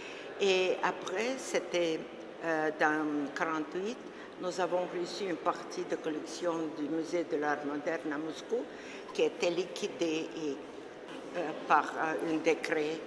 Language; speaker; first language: French; non-native, fluent; Russian